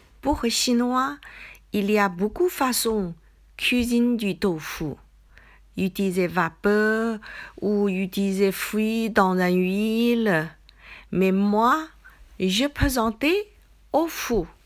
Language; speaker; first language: French; non-native, learner; Chinese